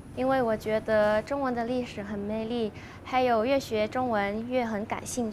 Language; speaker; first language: Chinese; non-native, learner; Lao